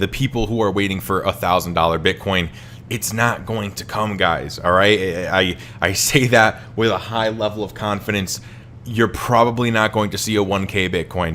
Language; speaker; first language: English; native; English